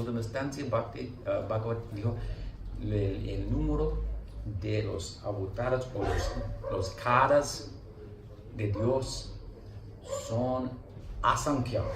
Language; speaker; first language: Spanish; non-native, learner; English